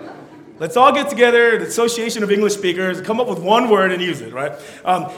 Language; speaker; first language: English; early bilingual, other home language; Tongan